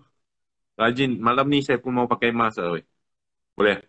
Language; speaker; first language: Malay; non-native, local second language; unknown